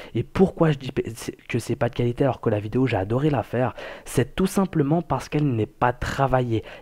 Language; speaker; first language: French; native; French